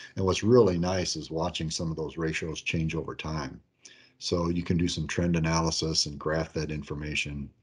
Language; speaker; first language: English; native; English